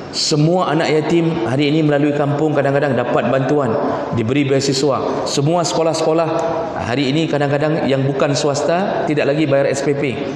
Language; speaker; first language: Malay; native; Malay